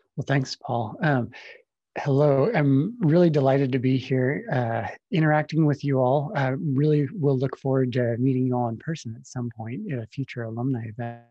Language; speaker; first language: English; native; English